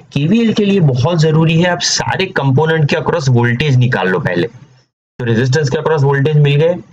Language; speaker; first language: Hindi; non-native, local second language; Gujarati